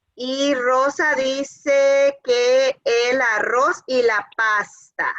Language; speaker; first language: Spanish; early bilingual, other home language; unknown